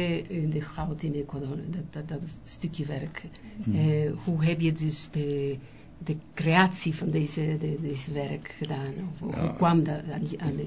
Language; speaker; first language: Dutch; non-native, learner; Spanish